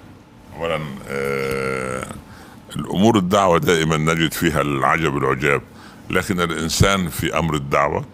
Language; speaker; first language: Arabic; native; Arabic